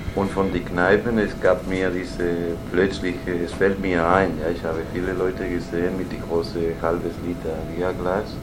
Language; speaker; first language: German; non-native, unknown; Spanish